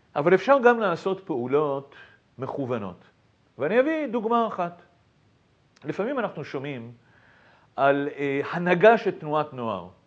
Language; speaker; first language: Hebrew; native; Hebrew